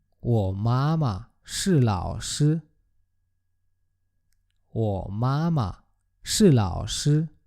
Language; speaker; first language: Chinese; non-native, fluent; Polish